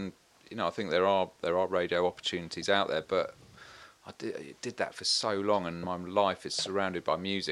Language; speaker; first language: English; native; English